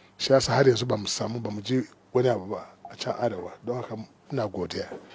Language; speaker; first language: Hausa; non-native, local second language; Igbo